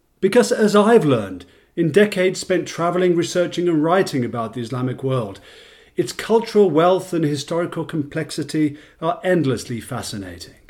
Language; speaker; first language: English; native; English